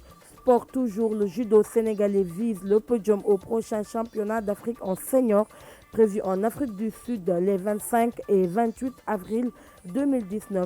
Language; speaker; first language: French; non-native, local second language; Wolof